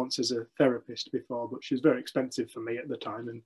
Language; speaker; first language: English; native; English